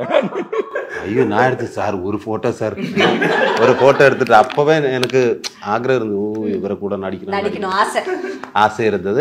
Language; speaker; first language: Tamil; non-native, learner; Malayalam